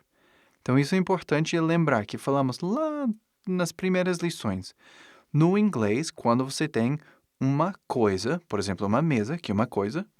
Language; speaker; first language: Portuguese; non-native, fluent; English